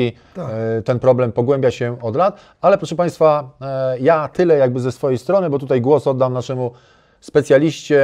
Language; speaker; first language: Polish; native; Polish